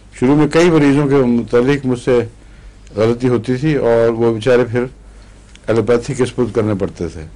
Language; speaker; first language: Urdu; native; Urdu